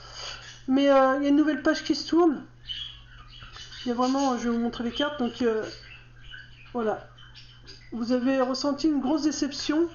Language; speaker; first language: French; native; French